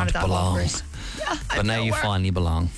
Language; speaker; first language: English; native; English